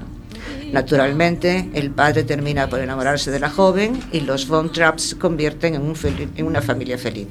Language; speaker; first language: Spanish; native; Spanish